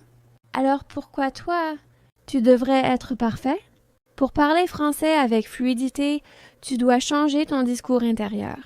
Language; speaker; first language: French; non-native, fluent; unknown